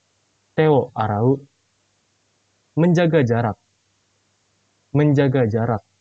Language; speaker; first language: Japanese; non-native, fluent; Indonesian